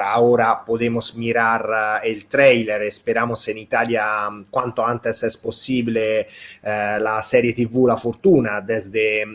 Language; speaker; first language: Spanish; non-native, fluent; Italian